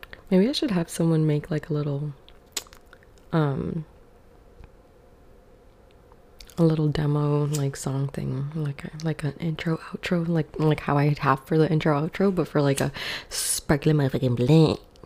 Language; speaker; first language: English; early bilingual, other home language; Spanish